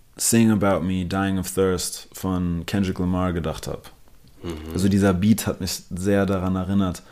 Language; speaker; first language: German; non-native, local second language; English